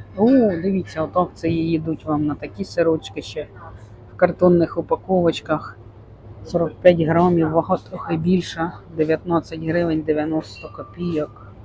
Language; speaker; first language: Ukrainian; native; Ukrainian